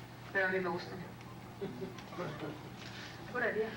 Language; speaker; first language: Spanish; native; Spanish